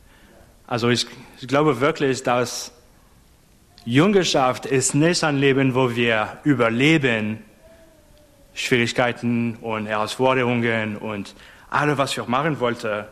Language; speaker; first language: German; non-native, fluent; English